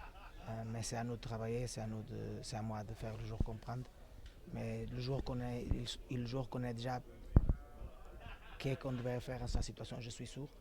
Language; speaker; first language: French; non-native, fluent; Portuguese